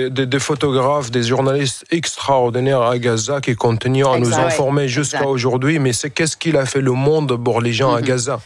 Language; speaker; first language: French; non-native, fluent; Arabic